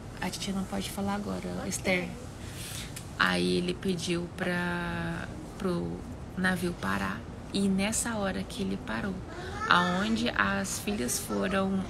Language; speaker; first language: Portuguese; native; Portuguese